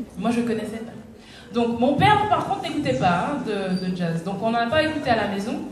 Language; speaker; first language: French; native; French